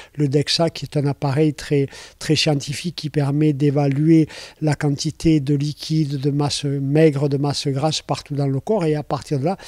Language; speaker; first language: French; native; French